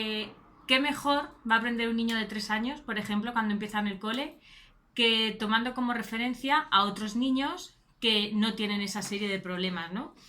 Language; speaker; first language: Spanish; native; Spanish